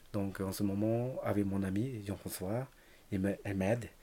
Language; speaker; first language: French; non-native, learner; Tibetan